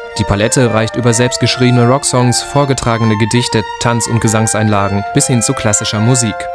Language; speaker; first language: German; native; German